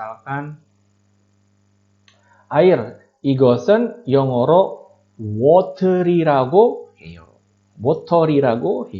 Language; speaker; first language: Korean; non-native, fluent; Indonesian